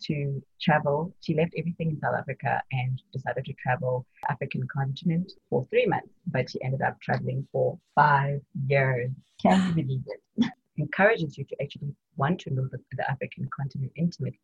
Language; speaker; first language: English; non-native, local second language; Tswana